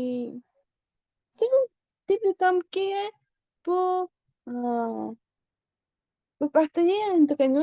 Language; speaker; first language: French; non-native, learner; Spanish